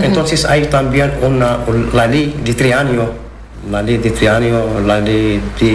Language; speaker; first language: Spanish; non-native, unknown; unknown